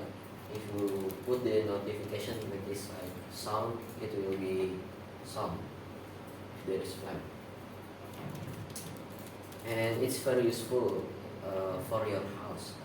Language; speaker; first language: English; non-native, learner; Indonesian